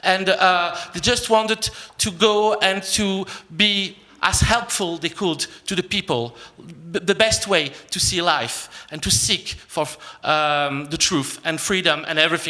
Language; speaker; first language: English; non-native, fluent; French